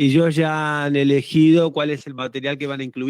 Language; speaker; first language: Spanish; native; Spanish